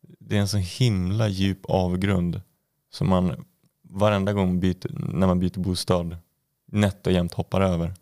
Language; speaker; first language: Swedish; native; Swedish